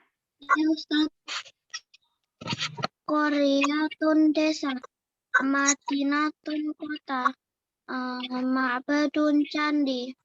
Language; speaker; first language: Arabic; non-native, learner; Indonesian